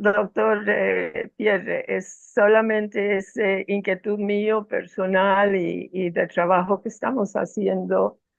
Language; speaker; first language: Spanish; non-native, fluent; English